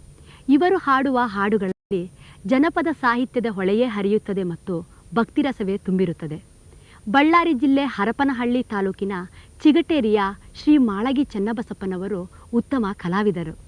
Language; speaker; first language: Kannada; native; Kannada